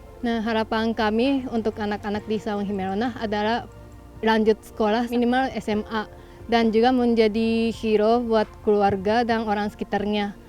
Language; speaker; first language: Indonesian; non-native, fluent; Japanese